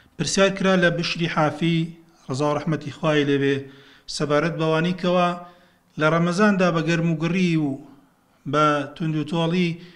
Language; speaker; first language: Central Kurdish; native; Central Kurdish